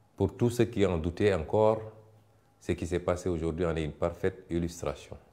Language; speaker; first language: French; non-native, local second language; Wolof